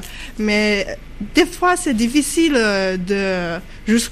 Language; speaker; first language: French; non-native, fluent; Chinese